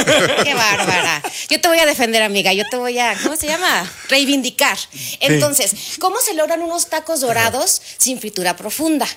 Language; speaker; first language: Spanish; native; Spanish